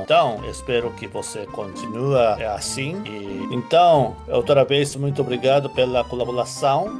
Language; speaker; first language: Portuguese; non-native, learner; Japanese